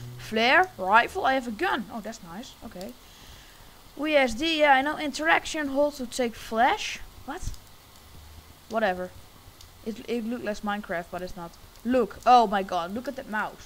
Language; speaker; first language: English; non-native, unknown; Dutch